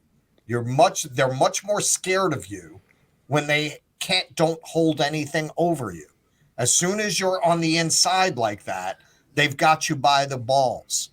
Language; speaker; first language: English; native; English